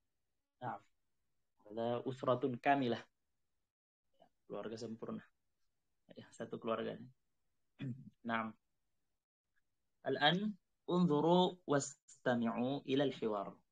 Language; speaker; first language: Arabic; non-native, fluent; Indonesian